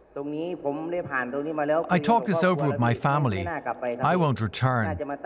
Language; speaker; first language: English; non-native, fluent; Thai